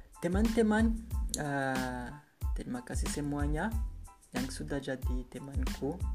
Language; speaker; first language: Indonesian; non-native, learner; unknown